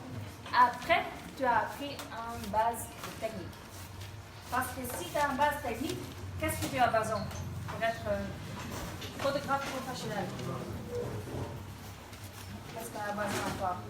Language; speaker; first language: French; non-native, fluent; Dutch